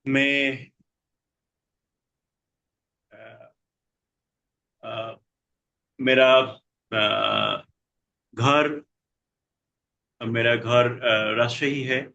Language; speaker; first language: Hindi; non-native, learner; Bangla